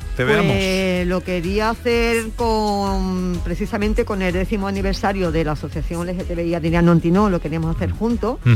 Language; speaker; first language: Spanish; native; Spanish